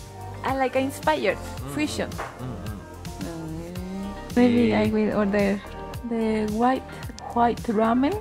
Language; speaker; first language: English; non-native, learner; Spanish